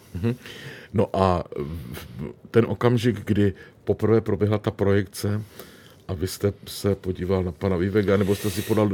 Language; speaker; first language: Czech; native; Czech